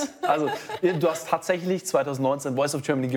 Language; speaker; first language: German; native; German